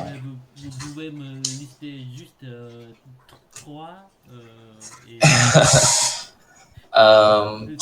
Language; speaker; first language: French; non-native, learner; Khmer